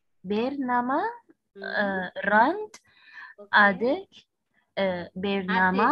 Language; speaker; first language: Indonesian; non-native, learner; Arabic